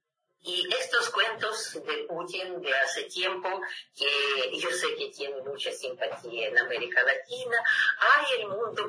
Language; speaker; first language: Spanish; non-native, fluent; Russian